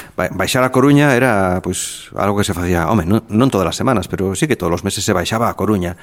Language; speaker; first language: Galician; native; Galician